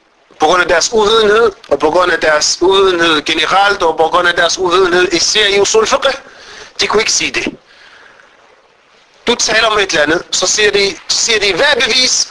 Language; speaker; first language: Danish; non-native, fluent; Arabic